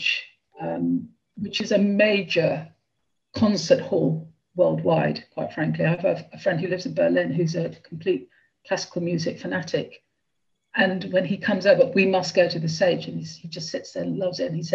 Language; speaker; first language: English; native; English